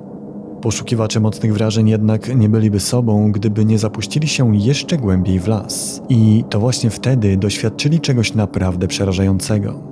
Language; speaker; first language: Polish; native; Polish